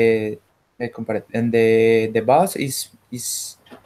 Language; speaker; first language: English; non-native, learner; Spanish